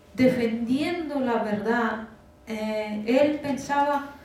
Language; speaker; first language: Spanish; non-native, fluent; Russian